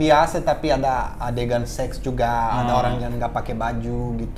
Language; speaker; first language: Indonesian; non-native, fluent; Portuguese